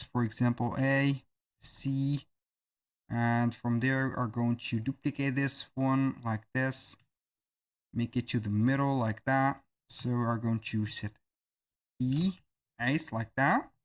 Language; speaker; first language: English; non-native, fluent; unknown